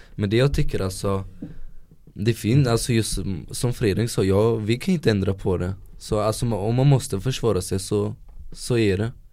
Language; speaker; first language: Swedish; non-native, fluent; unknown